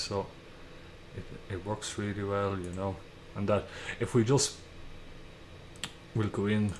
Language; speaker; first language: English; native; English